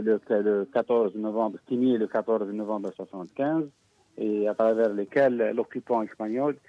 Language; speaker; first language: French; non-native, local second language; Arabic